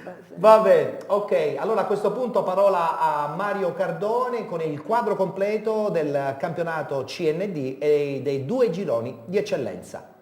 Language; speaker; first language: Italian; native; Italian